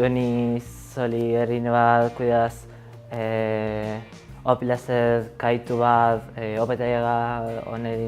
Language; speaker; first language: Estonian; non-native, learner; Spanish